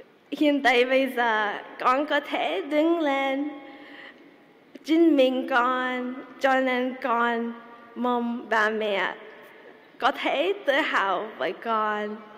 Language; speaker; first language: Vietnamese; early bilingual, heritage; Vietnamese